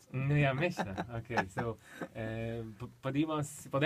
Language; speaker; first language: Polish; native; Polish